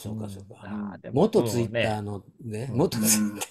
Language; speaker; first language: Japanese; native; Japanese